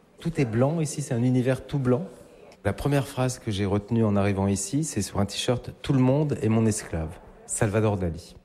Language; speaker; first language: French; native; French